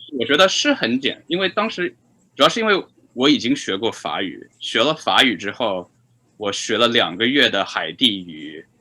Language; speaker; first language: Chinese; native; Chinese